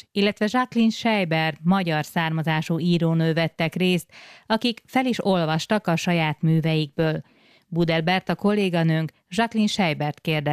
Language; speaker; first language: Hungarian; native; Hungarian